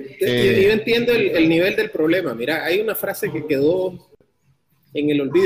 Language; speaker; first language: Spanish; native; Spanish